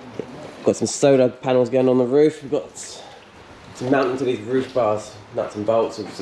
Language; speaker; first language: English; native; English